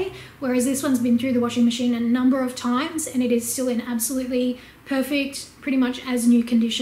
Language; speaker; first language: English; native; English